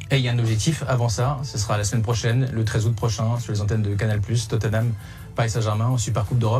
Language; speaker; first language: French; native; French